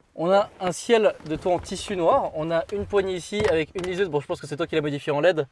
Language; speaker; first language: French; early bilingual, other home language; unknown